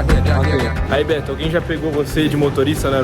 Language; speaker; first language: Portuguese; native; Portuguese